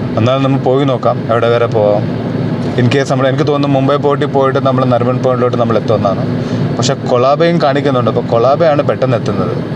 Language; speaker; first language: Malayalam; early bilingual, heritage; Malayalam